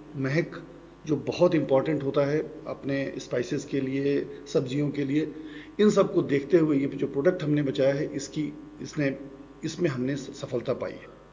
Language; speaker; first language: Hindi; native; Hindi